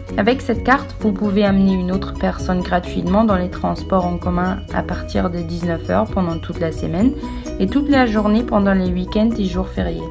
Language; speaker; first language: French; native; French